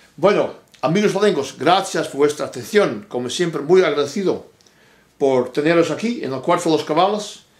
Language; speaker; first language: Spanish; non-native, fluent; Dutch